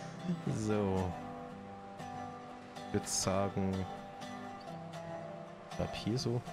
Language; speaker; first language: German; native; German